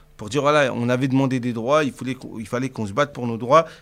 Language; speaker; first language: French; native; French